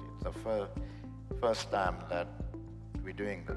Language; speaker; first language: English; native; English